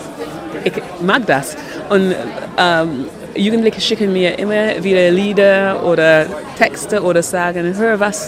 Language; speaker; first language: German; non-native, fluent; English